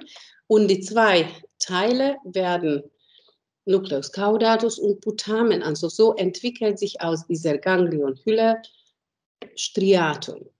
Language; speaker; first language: German; non-native, fluent; Hungarian